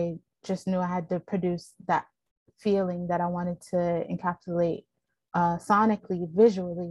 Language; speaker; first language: English; native; English